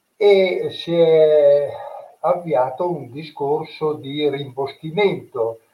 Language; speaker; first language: Italian; native; Italian